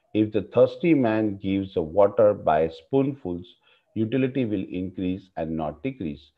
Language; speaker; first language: English; non-native, local second language; Gujarati